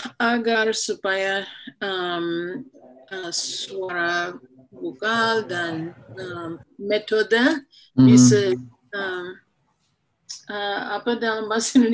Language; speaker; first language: Indonesian; non-native, fluent; English